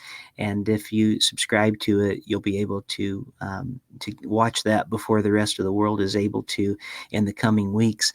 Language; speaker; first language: English; native; English